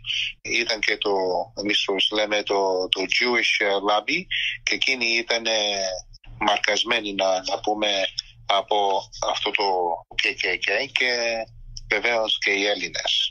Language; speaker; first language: Greek; early bilingual, heritage; Greek